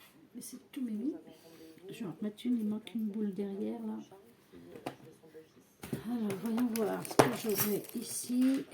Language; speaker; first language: French; native; French